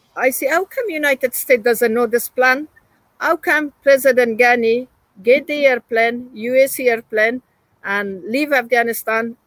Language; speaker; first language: English; non-native, learner; Persian